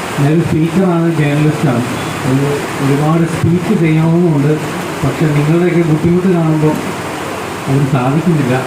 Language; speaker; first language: Malayalam; native; Malayalam